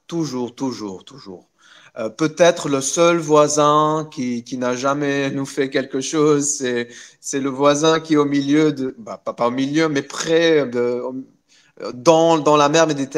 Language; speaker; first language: French; non-native, local second language; Arabic